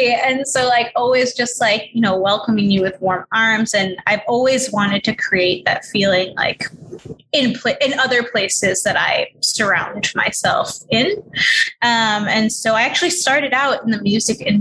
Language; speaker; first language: English; native; English